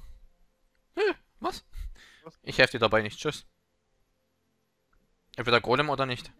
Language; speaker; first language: German; native; German